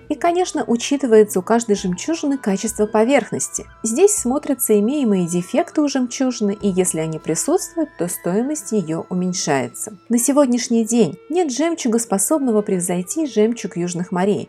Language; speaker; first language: Russian; native; Russian